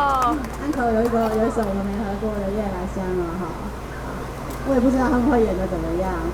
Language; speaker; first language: Chinese; native; Chinese